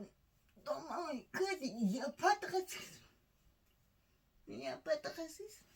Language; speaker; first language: French; non-native, learner; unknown